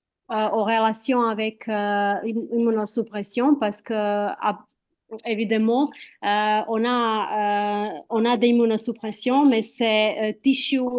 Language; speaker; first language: French; non-native, fluent; Croatian